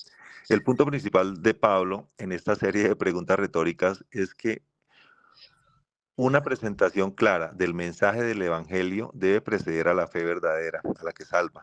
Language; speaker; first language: Spanish; native; Spanish